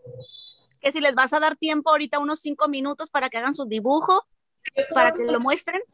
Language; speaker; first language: Spanish; native; Spanish